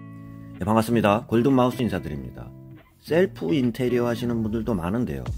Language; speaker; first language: Korean; native; Korean